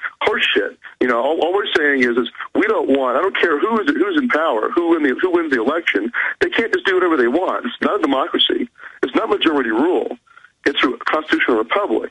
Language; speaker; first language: English; native; English